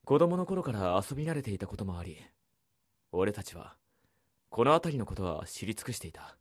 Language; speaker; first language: Japanese; native; Japanese